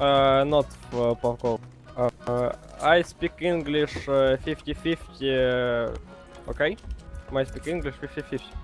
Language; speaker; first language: English; non-native, learner; Russian